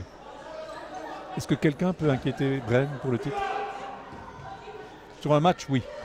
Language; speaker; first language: French; native; French